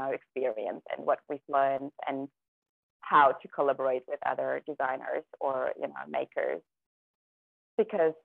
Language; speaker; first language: English; non-native, fluent; German